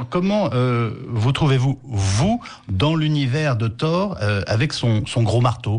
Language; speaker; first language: French; native; French